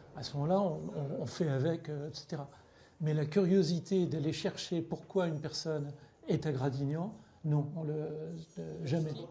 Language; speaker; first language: French; native; French